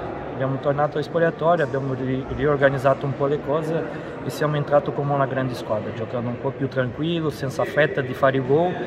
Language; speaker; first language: Italian; non-native, fluent; Portuguese